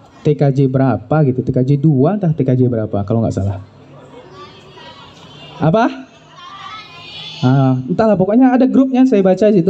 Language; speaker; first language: Indonesian; native; Indonesian